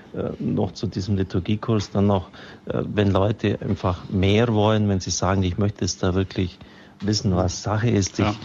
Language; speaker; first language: German; native; German